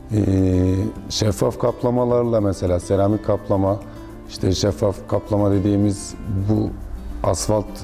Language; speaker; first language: Turkish; native; Turkish